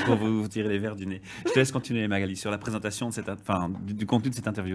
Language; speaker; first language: French; native; French